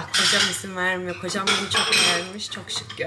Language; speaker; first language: Turkish; native; Turkish